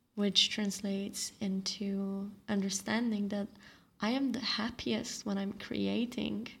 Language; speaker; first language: English; non-native, fluent; Slovenian